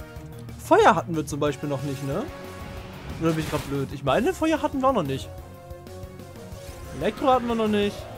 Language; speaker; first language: German; native; German